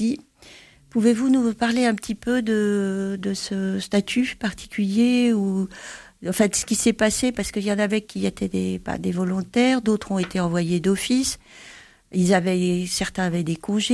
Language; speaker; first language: French; native; French